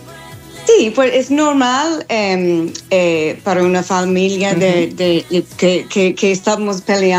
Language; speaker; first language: Spanish; non-native, learner; English